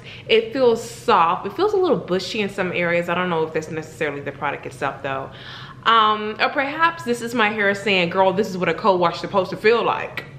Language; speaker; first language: English; native; English